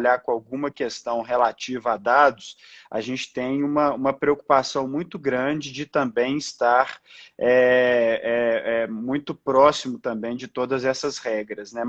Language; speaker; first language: Portuguese; native; Portuguese